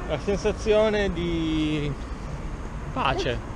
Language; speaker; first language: Italian; native; Italian